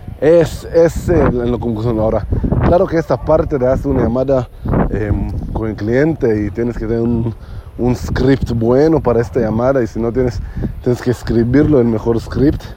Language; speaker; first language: Spanish; non-native, learner; Hebrew